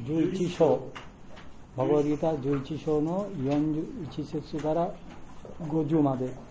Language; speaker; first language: Japanese; non-native, fluent; Bangla